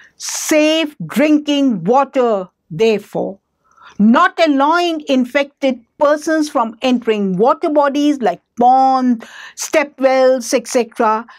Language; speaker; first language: English; non-native, local second language; Hindi